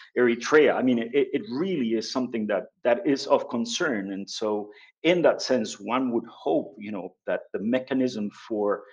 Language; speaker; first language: English; non-native, fluent; Spanish